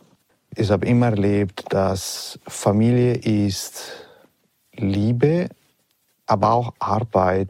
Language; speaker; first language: German; non-native, fluent; Italian